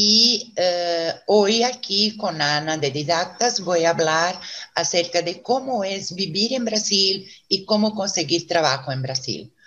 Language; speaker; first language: Spanish; early bilingual, other home language; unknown